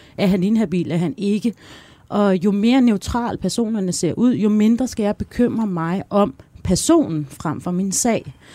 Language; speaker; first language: Danish; early bilingual, other home language; Persian